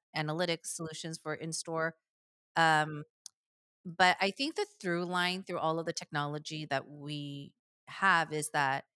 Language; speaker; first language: English; early bilingual, other home language; Korean